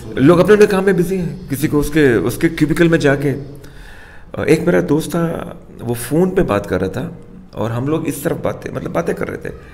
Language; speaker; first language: Hindi; non-native, local second language; Urdu